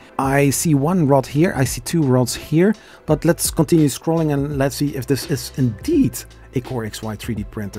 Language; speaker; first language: English; non-native, fluent; Dutch